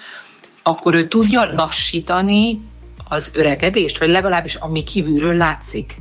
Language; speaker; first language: Hungarian; native; Hungarian